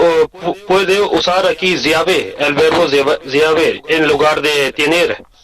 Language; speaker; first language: Spanish; non-native, learner; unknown